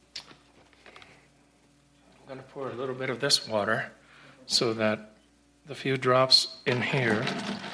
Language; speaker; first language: English; non-native, fluent; Spanish